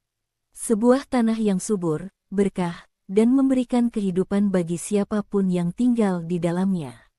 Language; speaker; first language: Indonesian; native; Indonesian